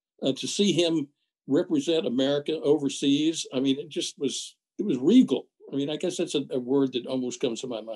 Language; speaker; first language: English; native; English